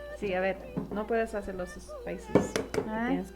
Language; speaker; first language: Spanish; early bilingual, heritage; Spanish